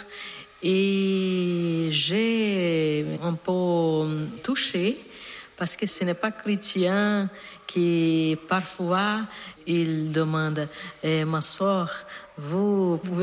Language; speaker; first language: French; non-native, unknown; Portuguese